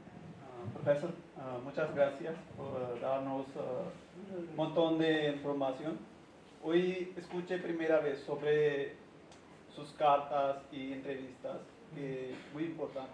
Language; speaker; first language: Spanish; non-native, learner; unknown